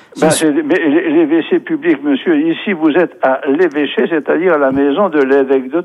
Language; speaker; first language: French; native; French